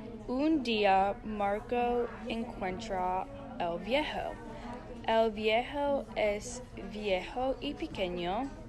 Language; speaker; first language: Spanish; non-native, learner; English